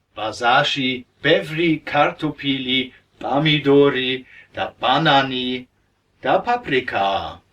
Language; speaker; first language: Georgian; non-native, learner; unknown